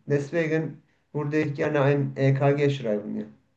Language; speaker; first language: German; non-native, fluent; Turkish